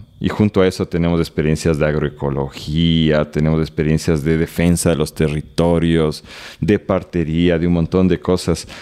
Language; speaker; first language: Spanish; native; Spanish